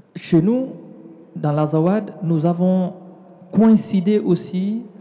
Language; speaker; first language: French; non-native, local second language; Tamasheq